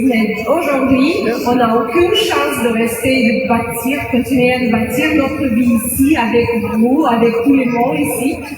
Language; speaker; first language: French; non-native, fluent; Ukrainian